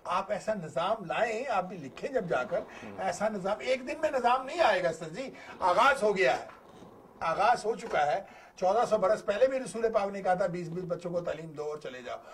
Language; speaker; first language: Urdu; native; Urdu